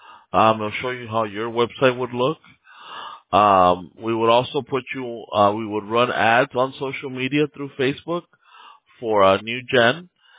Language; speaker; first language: English; early bilingual, other home language; Spanish